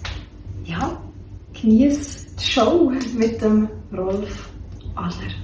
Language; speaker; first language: German; native; German